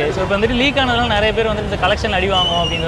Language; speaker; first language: Tamil; native; Tamil